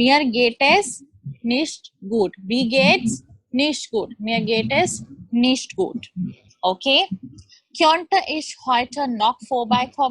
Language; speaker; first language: German; non-native, learner; Hindi